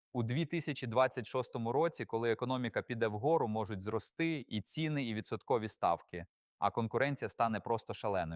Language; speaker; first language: Ukrainian; native; Ukrainian